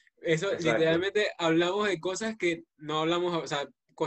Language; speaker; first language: Spanish; native; Spanish